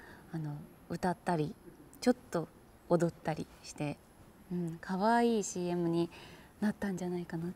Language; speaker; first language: Japanese; native; Japanese